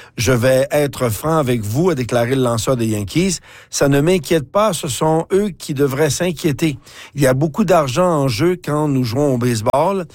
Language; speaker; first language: French; native; French